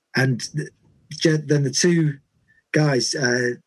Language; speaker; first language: English; native; English